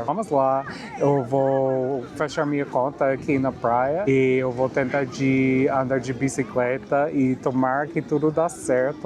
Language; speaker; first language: Portuguese; non-native, fluent; English